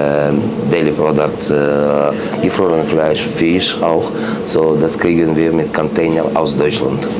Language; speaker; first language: German; non-native, learner; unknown